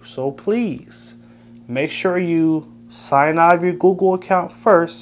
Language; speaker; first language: English; native; English